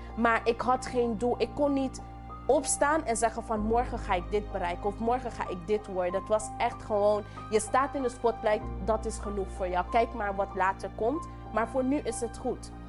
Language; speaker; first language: Dutch; non-native, local second language; English